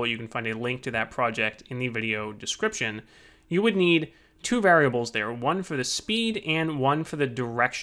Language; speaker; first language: English; native; English